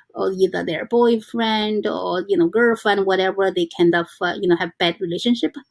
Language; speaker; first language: English; non-native, learner; Chinese